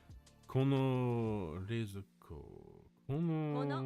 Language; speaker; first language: Japanese; non-native, learner; English